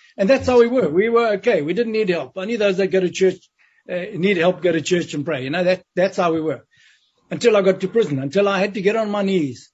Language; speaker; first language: English; native; English